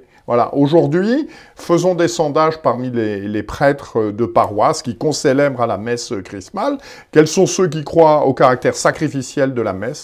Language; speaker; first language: French; native; French